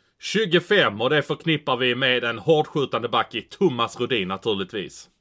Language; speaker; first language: Swedish; native; Swedish